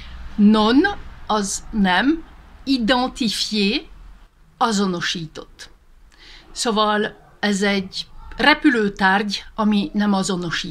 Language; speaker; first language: Hungarian; early bilingual, heritage; Hungarian